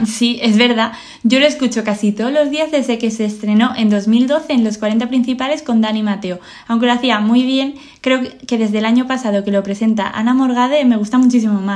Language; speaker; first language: Spanish; native; Spanish